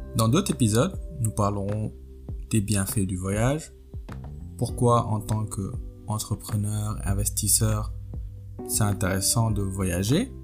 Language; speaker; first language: French; non-native, local second language; Wolof